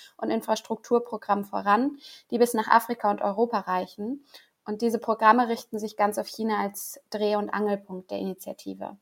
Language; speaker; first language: German; native; German